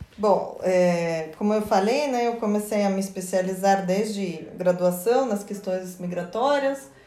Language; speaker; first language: Portuguese; non-native, fluent; Russian